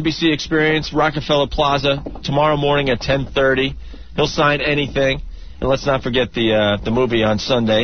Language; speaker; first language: English; native; English